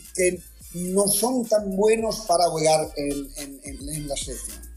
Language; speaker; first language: Spanish; non-native, learner; Italian